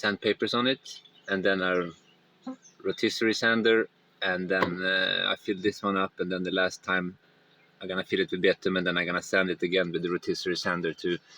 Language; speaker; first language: English; non-native, fluent; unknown